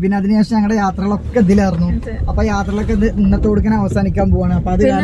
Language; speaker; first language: Malayalam; native; Malayalam